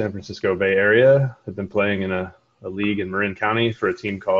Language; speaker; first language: English; native; English